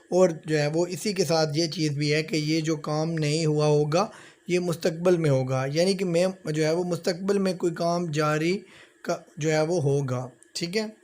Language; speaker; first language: Urdu; native; Urdu